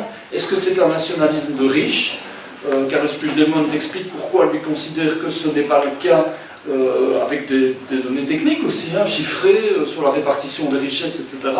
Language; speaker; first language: French; native; French